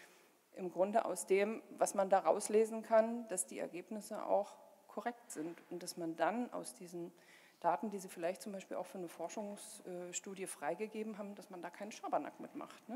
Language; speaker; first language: German; native; German